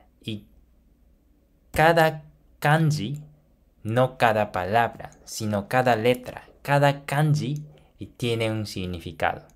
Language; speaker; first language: Spanish; non-native, fluent; Japanese